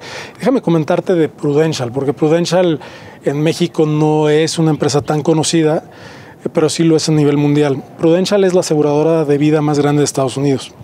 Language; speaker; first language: Spanish; native; Spanish